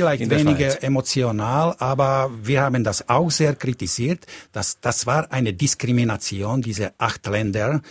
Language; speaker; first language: German; non-native, fluent; Slovak